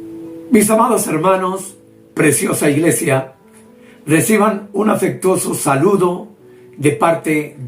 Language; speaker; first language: Spanish; native; Spanish